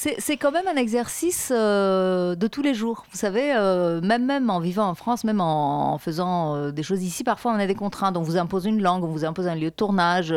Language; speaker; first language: French; non-native, fluent; Persian